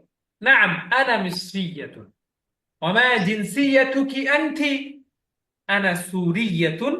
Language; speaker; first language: Arabic; non-native, fluent; Bangla